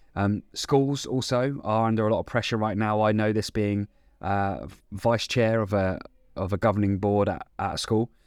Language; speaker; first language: English; native; English